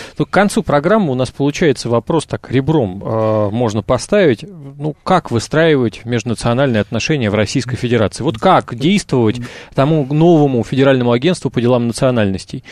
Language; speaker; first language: Russian; native; Russian